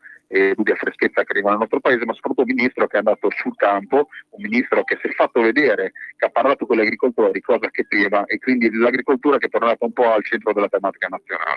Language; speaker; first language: Italian; native; Italian